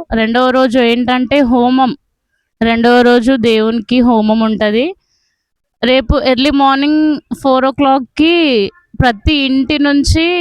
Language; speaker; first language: Telugu; non-native, local second language; Lambadi